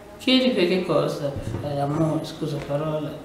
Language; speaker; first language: Italian; non-native, learner; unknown